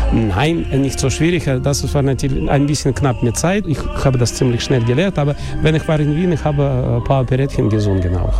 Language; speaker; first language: German; non-native, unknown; Russian